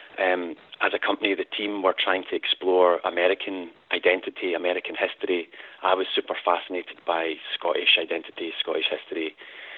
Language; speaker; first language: English; native; English